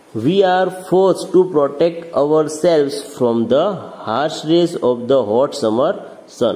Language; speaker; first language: English; non-native, local second language; Gujarati